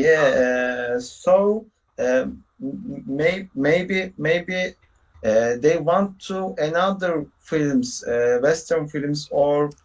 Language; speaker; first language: English; non-native, learner; Turkish